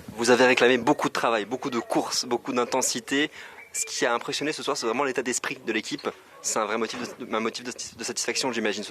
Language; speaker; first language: French; native; French